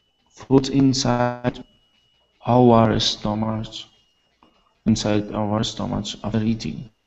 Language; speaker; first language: English; non-native, learner; Spanish